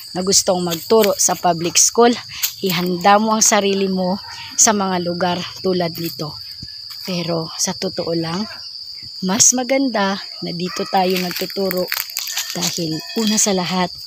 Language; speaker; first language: Cebuano; non-native, local second language; Hiligaynon